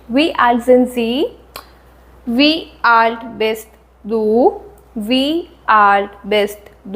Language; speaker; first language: German; non-native, fluent; Hindi